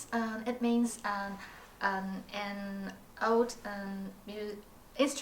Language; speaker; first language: English; non-native, learner; Chinese